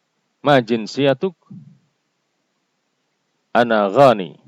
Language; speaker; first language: Arabic; non-native, fluent; Indonesian